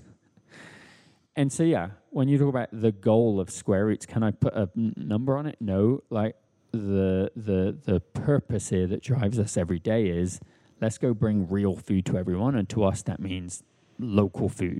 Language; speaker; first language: English; native; English